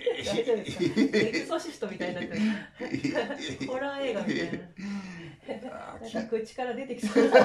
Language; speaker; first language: Japanese; native; Japanese